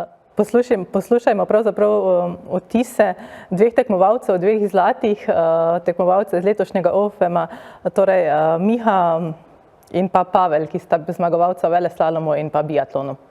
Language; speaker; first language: Slovenian; native; Slovenian